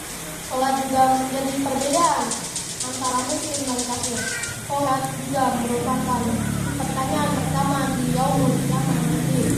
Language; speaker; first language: Indonesian; native; Indonesian